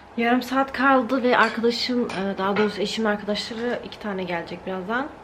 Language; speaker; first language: Turkish; early bilingual, heritage; Turkish